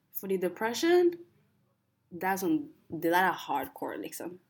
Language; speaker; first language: Norwegian; early bilingual, other home language; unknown